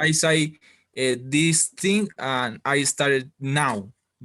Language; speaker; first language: English; non-native, learner; Spanish